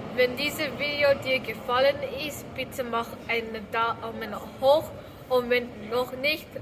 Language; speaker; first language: German; non-native, learner; English